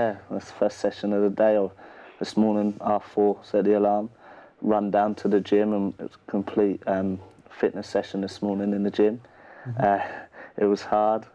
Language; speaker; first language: English; native; English